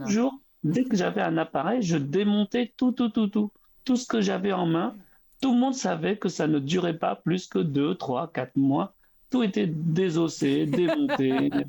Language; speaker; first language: French; early bilingual, other home language; Khmer